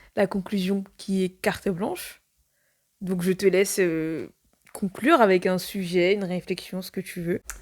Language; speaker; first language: French; native; French